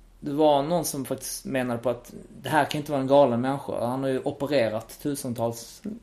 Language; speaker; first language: Swedish; native; Swedish